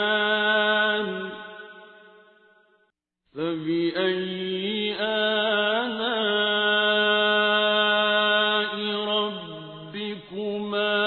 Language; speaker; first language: Arabic; native; Arabic